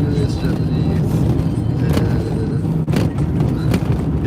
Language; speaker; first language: English; non-native, learner; Japanese